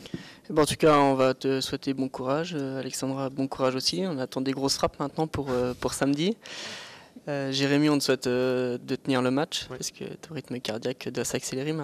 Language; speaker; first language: French; native; French